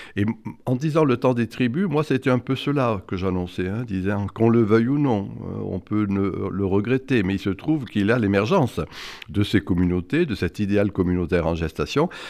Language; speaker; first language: French; native; French